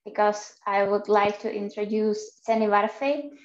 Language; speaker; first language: English; non-native, fluent; Czech